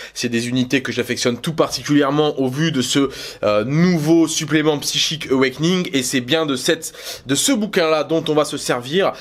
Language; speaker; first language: French; native; French